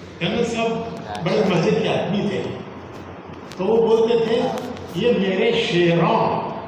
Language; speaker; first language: Urdu; native; Urdu